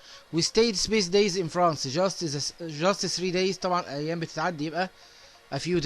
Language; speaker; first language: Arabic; native; Arabic